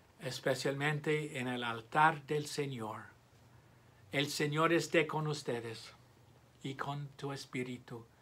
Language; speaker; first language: Spanish; non-native, fluent; English